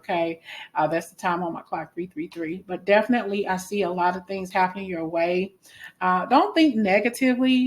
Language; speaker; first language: English; native; English